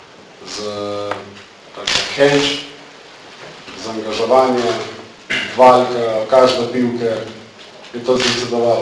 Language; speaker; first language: Polish; non-native, learner; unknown